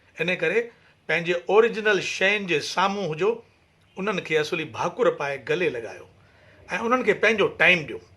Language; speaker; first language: Sindhi; early bilingual, heritage; Sindhi